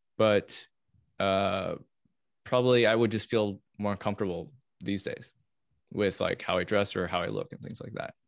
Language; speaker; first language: English; early bilingual, other home language; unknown